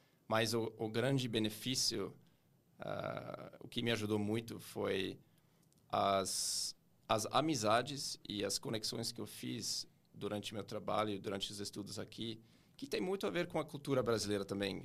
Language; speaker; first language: Portuguese; non-native, fluent; Swiss German